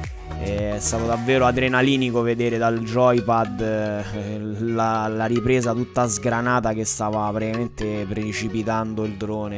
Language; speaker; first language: Italian; native; Italian